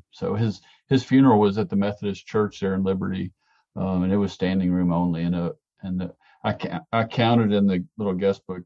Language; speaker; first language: English; native; English